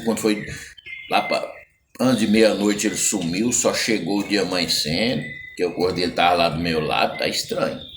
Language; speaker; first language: Portuguese; native; Portuguese